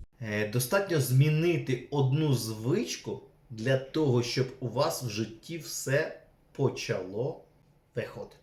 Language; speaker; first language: Ukrainian; non-native, local second language; Russian